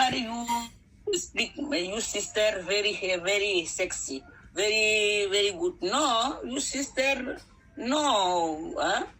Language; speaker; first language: English; non-native, learner; Fang